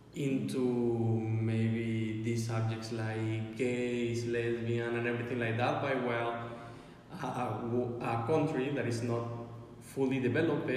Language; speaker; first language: English; non-native, fluent; Spanish